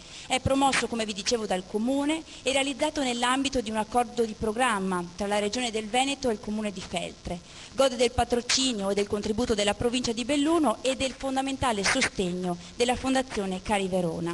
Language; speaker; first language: Italian; native; Italian